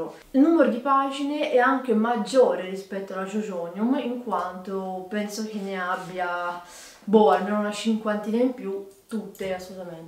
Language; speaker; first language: Italian; native; Italian